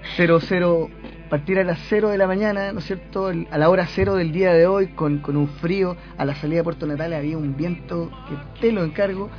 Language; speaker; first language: Spanish; native; Spanish